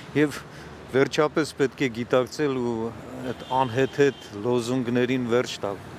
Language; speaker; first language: Armenian; native; Armenian